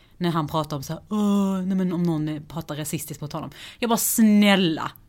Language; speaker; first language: Swedish; early bilingual, other home language; Persian